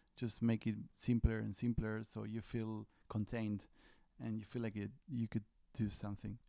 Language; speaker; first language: English; non-native, fluent; Spanish